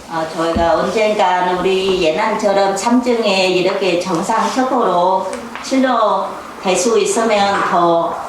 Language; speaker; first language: Korean; non-native, learner; Vietnamese